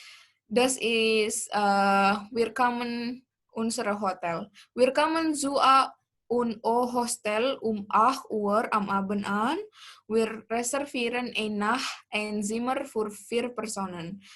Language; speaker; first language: German; non-native, learner; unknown